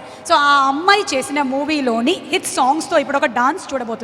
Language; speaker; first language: Telugu; native; Telugu